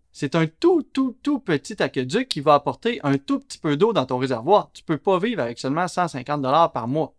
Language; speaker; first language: French; native; French